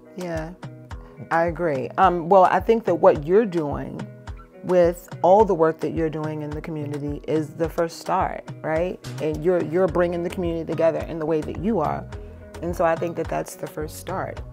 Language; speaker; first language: English; native; English